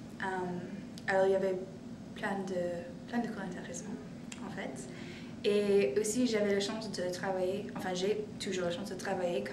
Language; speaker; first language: French; non-native, fluent; English